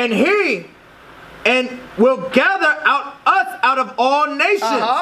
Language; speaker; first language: English; native; English